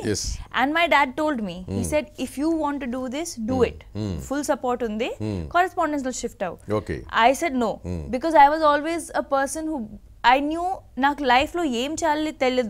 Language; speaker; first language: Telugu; non-native, local second language; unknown